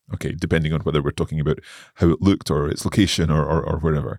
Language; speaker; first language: English; native; English